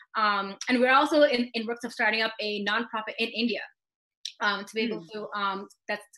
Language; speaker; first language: English; native; English